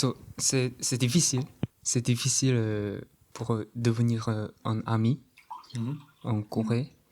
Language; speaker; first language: French; non-native, learner; Korean